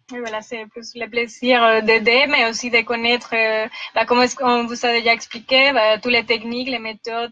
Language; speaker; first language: French; non-native, fluent; Spanish